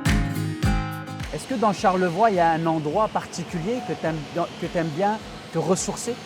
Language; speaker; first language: French; native; French